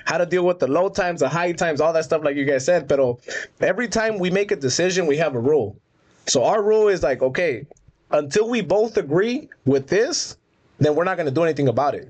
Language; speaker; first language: English; early bilingual, other home language; Spanish